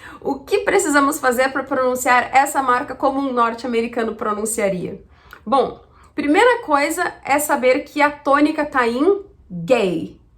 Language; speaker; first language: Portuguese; native; Portuguese